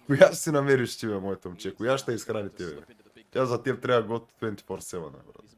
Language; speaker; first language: Bulgarian; native; Bulgarian